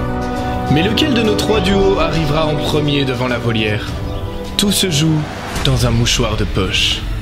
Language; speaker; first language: French; native; French